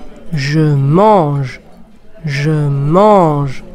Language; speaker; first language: French; non-native, fluent; English